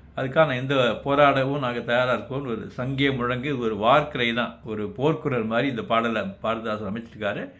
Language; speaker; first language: Tamil; native; Tamil